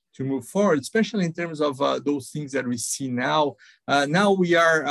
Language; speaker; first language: English; non-native, fluent; Portuguese